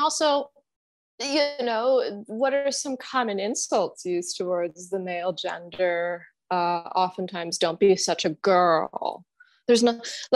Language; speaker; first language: English; non-native, fluent; German